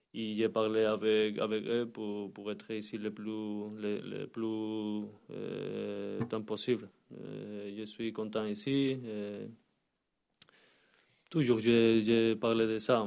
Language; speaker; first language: French; non-native, learner; Spanish